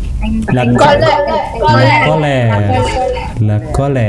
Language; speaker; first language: French; non-native, fluent; Indonesian